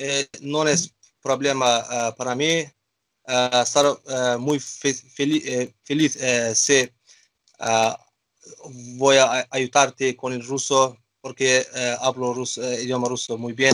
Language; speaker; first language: Spanish; non-native, learner; Azerbaijani